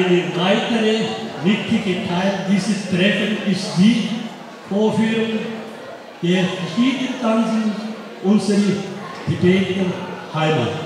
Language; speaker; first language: German; non-native, fluent; Tibetan